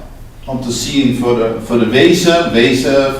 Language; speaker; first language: Dutch; non-native, learner; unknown